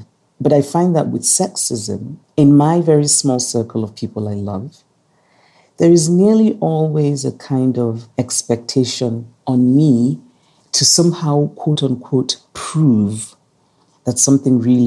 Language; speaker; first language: English; non-native, local second language; Igbo